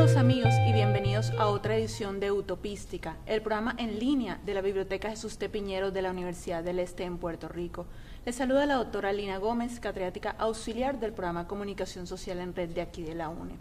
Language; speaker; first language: Spanish; native; Spanish